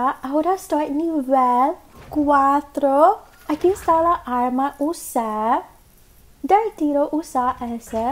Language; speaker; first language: Spanish; non-native, learner; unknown